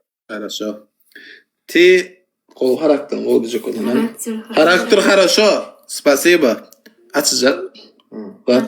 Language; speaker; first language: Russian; non-native, learner; Turkmen